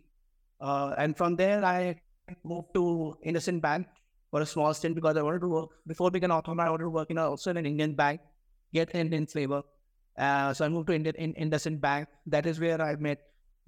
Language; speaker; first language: English; non-native, local second language; Hindi